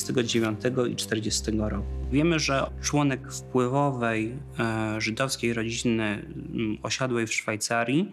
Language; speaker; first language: Polish; native; Polish